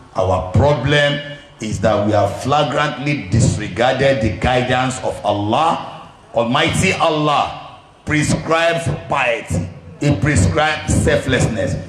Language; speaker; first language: English; non-native, local second language; Yoruba